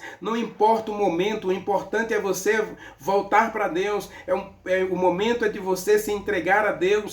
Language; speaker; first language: Portuguese; native; Portuguese